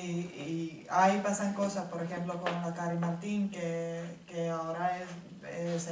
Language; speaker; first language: Spanish; non-native, fluent; Finnish